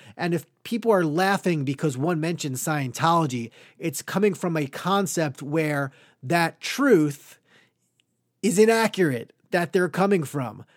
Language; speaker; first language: English; native; English